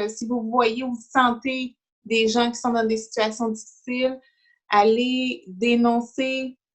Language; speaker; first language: French; early bilingual, other home language; Haitian Creole